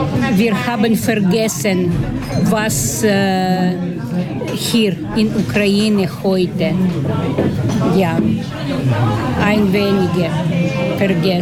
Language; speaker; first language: German; non-native, learner; Ukrainian